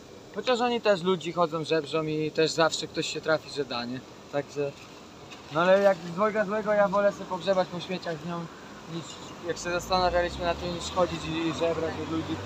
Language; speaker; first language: Polish; native; Polish